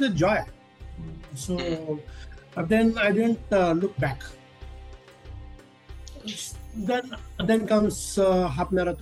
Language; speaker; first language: English; non-native, local second language; Marathi